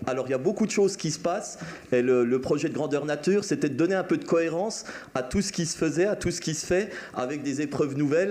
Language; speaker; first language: French; native; French